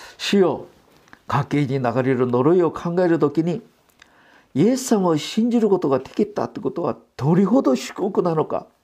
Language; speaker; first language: Japanese; non-native, fluent; Korean